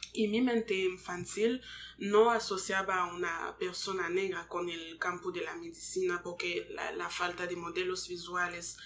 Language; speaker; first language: Spanish; non-native, fluent; French